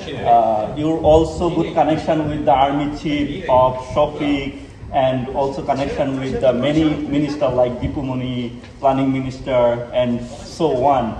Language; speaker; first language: English; non-native, local second language; Bangla